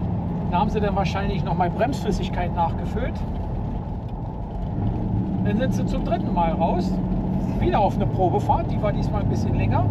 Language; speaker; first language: German; native; German